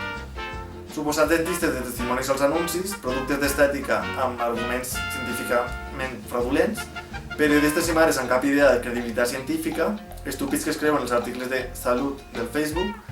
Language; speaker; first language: Catalan; native; Catalan